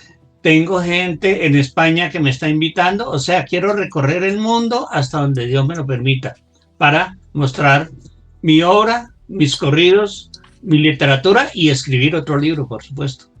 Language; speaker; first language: Spanish; native; Spanish